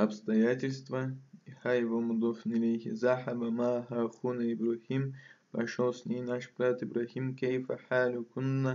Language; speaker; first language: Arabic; non-native, fluent; Russian